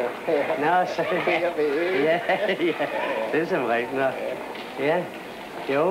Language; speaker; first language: Danish; native; Danish